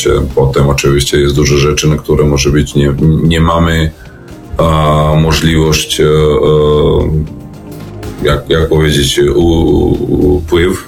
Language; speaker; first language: Polish; non-native, learner; Serbian